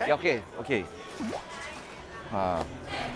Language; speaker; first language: English; non-native, learner; Korean